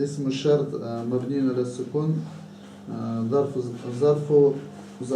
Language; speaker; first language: Arabic; non-native, learner; Chechen